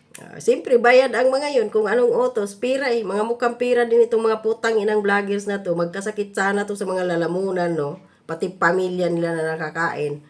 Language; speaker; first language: Filipino; non-native, local second language; Cebuano